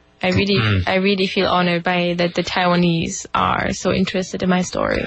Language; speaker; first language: English; non-native, fluent; German